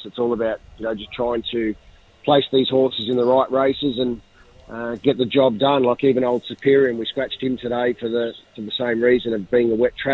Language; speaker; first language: English; native; English